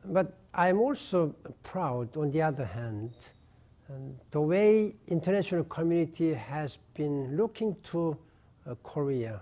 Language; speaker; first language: English; non-native, fluent; Korean